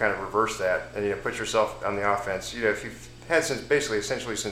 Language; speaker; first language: English; native; English